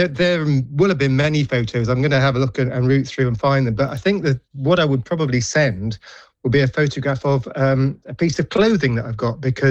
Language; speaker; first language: English; native; English